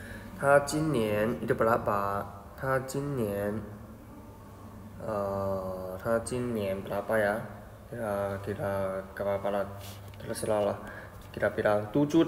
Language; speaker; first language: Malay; non-native, fluent; Chinese